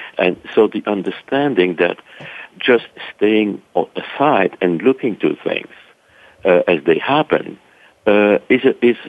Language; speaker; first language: English; non-native, fluent; French